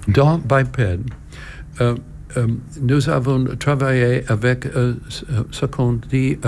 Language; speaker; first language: French; non-native, learner; English